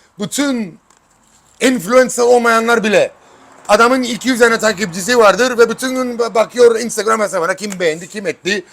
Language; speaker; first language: Turkish; early bilingual, heritage; Turkish